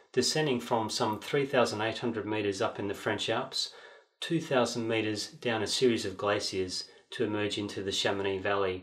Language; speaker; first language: English; native; English